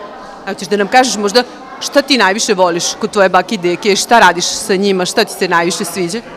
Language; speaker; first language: Croatian; native; Croatian